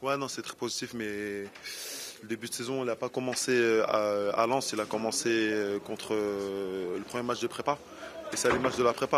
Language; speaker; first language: French; native; French